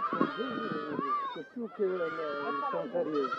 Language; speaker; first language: French; non-native, local second language; Arabic